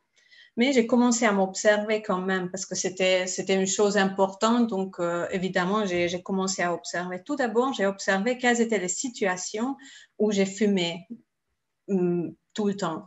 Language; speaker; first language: French; non-native, fluent; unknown